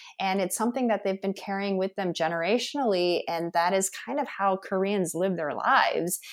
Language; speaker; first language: English; early bilingual, other home language; Korean